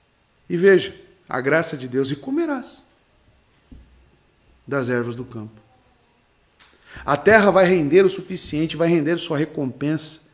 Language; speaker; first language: Portuguese; native; Portuguese